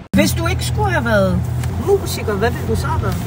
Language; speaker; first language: Danish; non-native, fluent; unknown